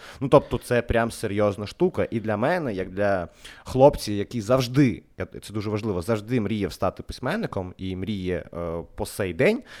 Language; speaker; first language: Ukrainian; non-native, local second language; Russian